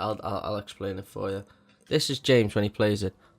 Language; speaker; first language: English; native; English